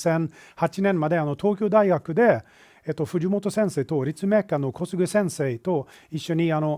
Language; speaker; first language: Japanese; non-native, fluent; Swedish